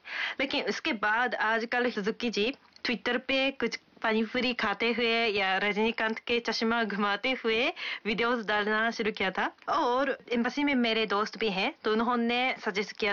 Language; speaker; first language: Hindi; non-native, fluent; Japanese